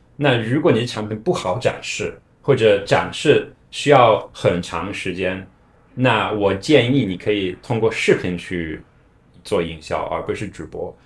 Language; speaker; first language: Chinese; non-native, fluent; English